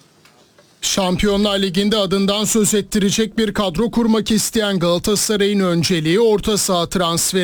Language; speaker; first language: Turkish; native; Turkish